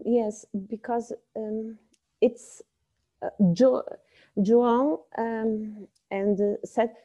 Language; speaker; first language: English; non-native, learner; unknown